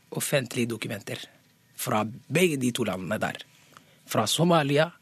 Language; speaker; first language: Norwegian; early bilingual, other home language; Somali